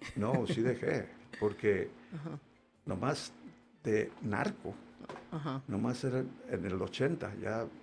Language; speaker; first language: Spanish; early bilingual, heritage; Spanish